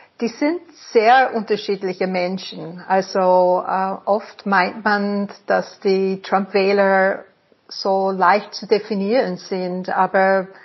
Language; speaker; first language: German; non-native, fluent; English